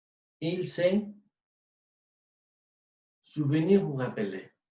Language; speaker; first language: French; non-native, fluent; Spanish